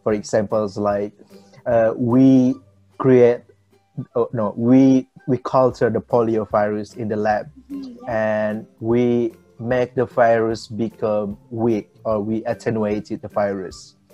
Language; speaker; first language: English; non-native, fluent; Indonesian